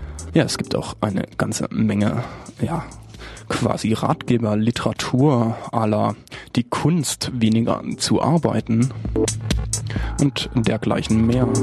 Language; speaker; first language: German; native; German